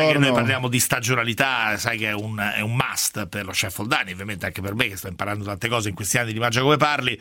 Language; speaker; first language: Italian; native; Italian